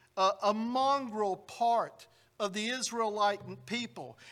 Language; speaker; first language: English; native; English